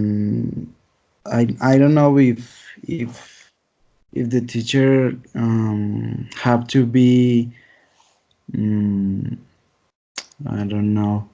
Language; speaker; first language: English; non-native, learner; Spanish